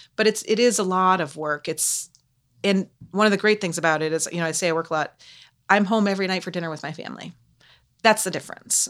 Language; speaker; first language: English; native; English